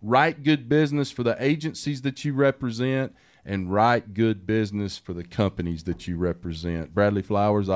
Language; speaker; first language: English; native; English